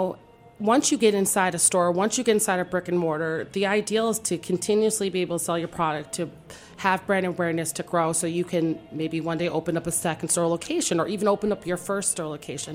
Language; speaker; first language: English; native; English